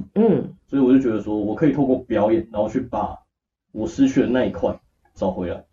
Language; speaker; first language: Chinese; native; Chinese